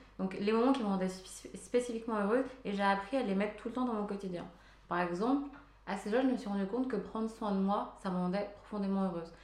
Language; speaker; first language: French; early bilingual, other home language; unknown